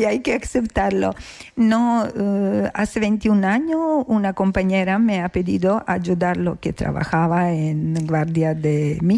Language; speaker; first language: Spanish; non-native, learner; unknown